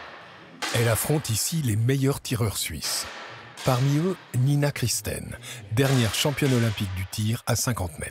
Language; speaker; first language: French; native; French